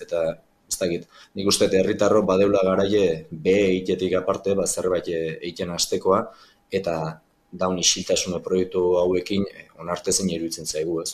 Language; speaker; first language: Basque; native; Basque